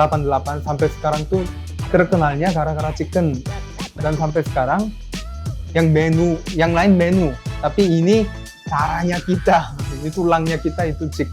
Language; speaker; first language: Indonesian; early bilingual, other home language; Korean